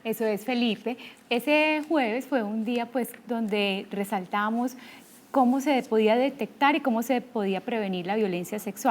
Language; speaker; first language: Spanish; native; Spanish